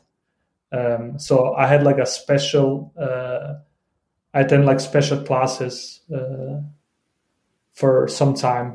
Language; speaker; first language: English; non-native, fluent; Bosnian